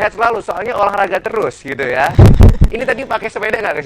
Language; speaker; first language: Indonesian; native; Indonesian